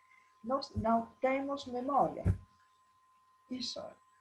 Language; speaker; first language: Portuguese; non-native, learner; Italian